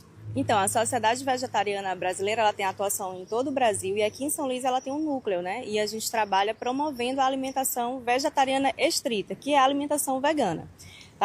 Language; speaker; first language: Portuguese; native; Portuguese